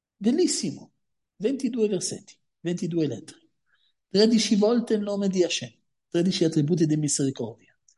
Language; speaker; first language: Italian; non-native, fluent; Hebrew